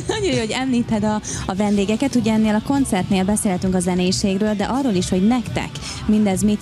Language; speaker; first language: Hungarian; native; Hungarian